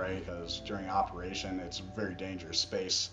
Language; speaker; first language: English; native; English